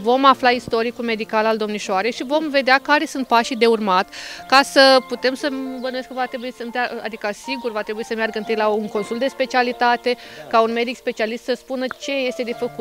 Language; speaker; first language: Romanian; native; Romanian